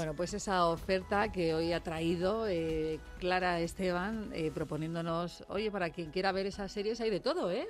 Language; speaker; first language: Spanish; native; Spanish